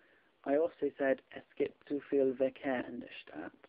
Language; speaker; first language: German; non-native, learner; English